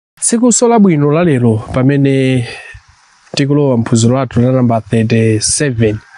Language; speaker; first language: Nyanja; non-native, local second language; Tumbuka